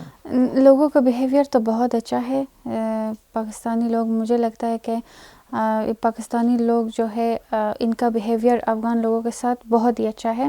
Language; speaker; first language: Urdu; non-native, fluent; Persian